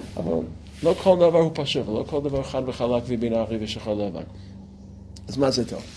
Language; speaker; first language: Hebrew; non-native, fluent; English